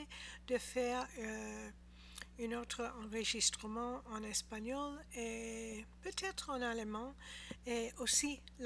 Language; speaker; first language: French; non-native, learner; English